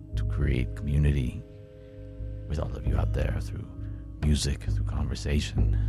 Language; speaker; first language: English; native; English